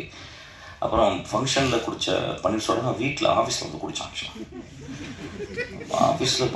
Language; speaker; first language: Tamil; native; Tamil